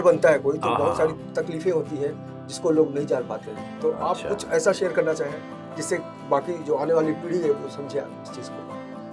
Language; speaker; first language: Hindi; native; Hindi